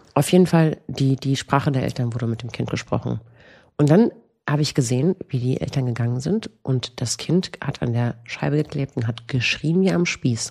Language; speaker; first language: German; native; German